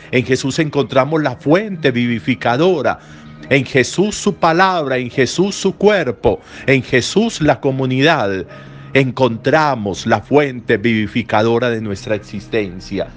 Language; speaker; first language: Spanish; native; Spanish